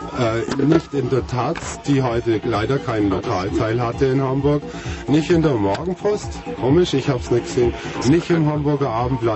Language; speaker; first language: German; native; German